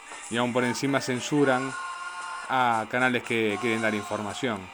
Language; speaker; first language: Spanish; native; Spanish